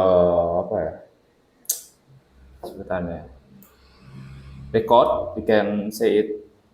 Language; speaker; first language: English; non-native, learner; Indonesian